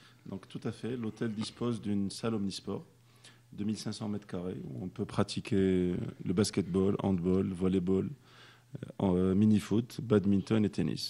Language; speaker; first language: French; non-native, local second language; Arabic